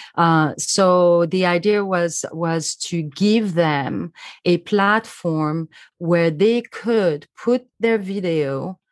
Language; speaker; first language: English; non-native, fluent; French